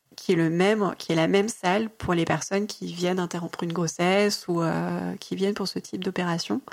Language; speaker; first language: French; native; French